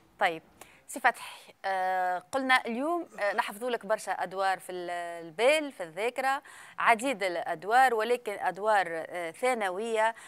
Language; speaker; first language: Arabic; native; Arabic